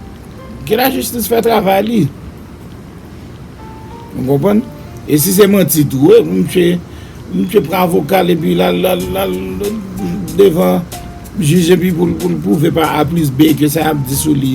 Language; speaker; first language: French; non-native, local second language; Haitian Creole